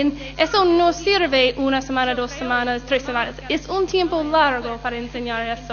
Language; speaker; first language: Spanish; non-native, learner; English